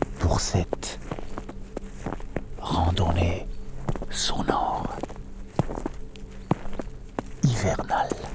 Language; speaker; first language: French; native; French